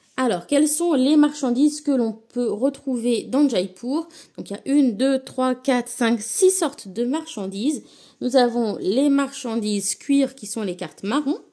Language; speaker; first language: French; native; French